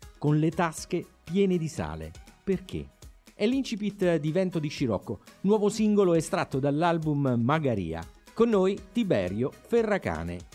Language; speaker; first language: Italian; native; Italian